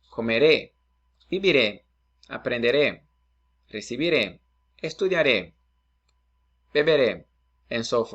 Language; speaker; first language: Spanish; non-native, fluent; English